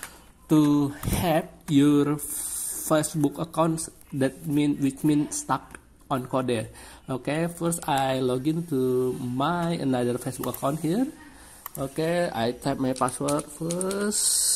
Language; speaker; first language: English; non-native, learner; Indonesian